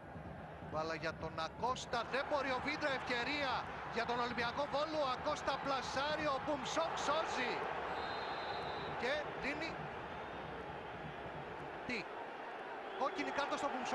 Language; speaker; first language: Greek; native; Greek